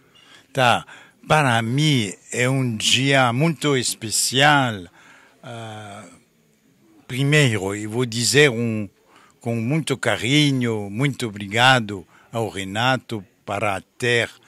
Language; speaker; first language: Portuguese; non-native, fluent; French